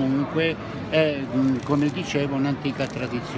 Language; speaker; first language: Italian; native; Italian